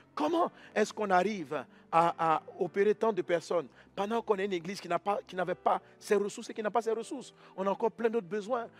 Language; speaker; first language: French; non-native, local second language; Dyula